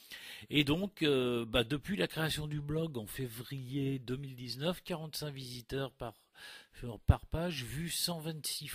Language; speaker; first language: French; native; French